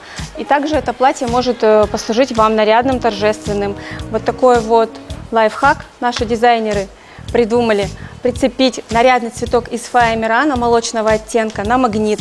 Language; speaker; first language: Russian; native; Russian